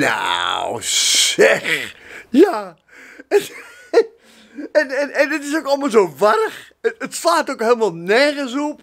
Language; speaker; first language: Dutch; native; Dutch